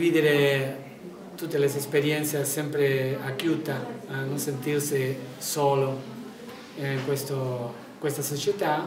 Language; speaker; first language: Italian; non-native, learner; Spanish